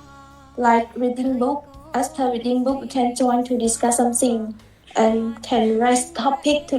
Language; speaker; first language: English; non-native, learner; Khmer